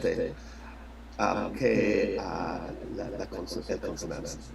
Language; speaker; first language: Spanish; non-native, learner; English